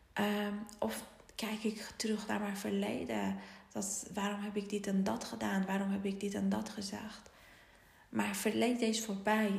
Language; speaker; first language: Dutch; non-native, fluent; Persian